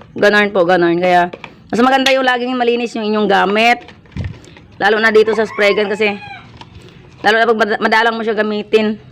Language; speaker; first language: Filipino; non-native, local second language; Hiligaynon